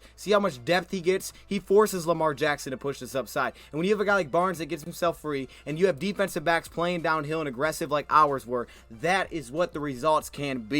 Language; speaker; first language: English; native; English